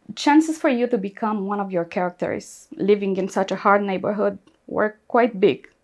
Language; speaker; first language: English; non-native, fluent; Romanian